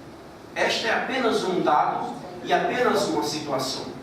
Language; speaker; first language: Portuguese; native; Portuguese